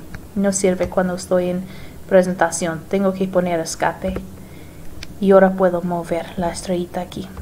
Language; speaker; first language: Spanish; non-native, fluent; English